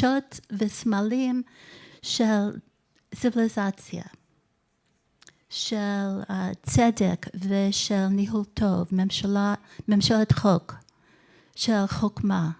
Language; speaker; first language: Hebrew; non-native, fluent; English